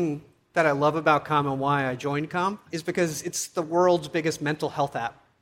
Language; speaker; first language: English; native; English